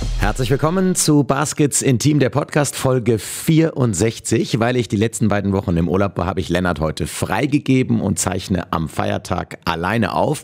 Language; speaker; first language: German; native; German